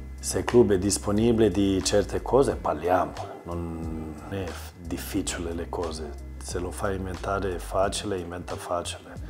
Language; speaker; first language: Italian; non-native, learner; Swedish